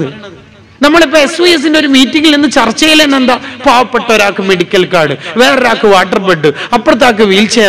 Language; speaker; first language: Malayalam; native; Malayalam